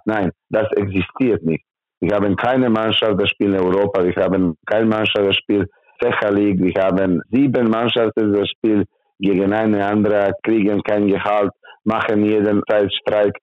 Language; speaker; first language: German; non-native, learner; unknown